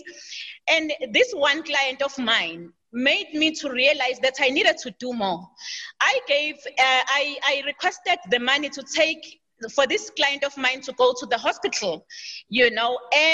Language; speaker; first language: English; non-native, local second language; Zulu